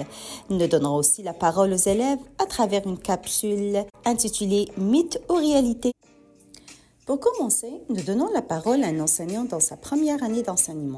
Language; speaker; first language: French; native; French